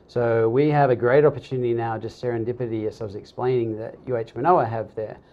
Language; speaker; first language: English; native; English